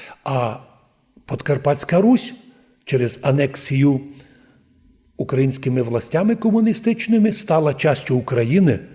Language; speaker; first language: Ukrainian; non-native, local second language; Rusyn